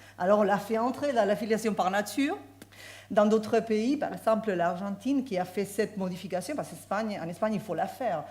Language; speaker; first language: French; non-native, fluent; Spanish